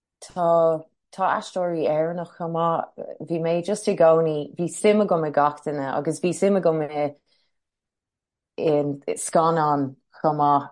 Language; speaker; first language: Irish; non-native, local second language; English